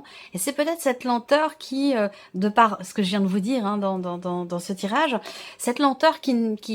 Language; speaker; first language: French; native; French